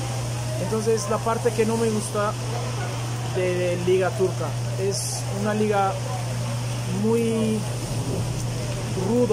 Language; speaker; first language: Spanish; non-native, fluent; Turkish